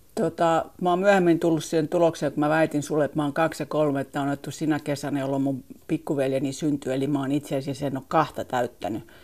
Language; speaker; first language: Finnish; native; Finnish